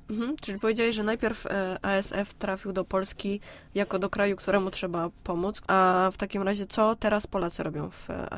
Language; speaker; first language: Polish; native; Polish